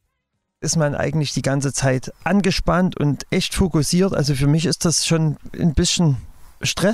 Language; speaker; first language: German; native; German